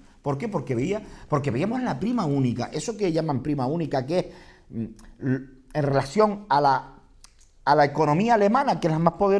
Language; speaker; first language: Spanish; native; Spanish